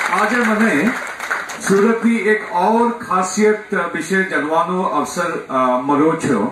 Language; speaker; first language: Gujarati; non-native, learner; Assamese